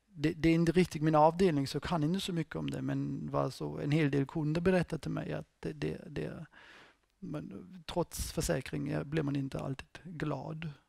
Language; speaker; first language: Swedish; non-native, fluent; German